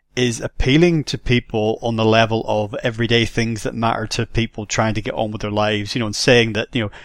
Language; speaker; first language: English; native; English